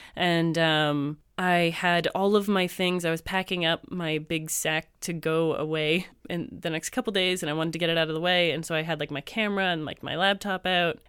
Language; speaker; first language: English; native; English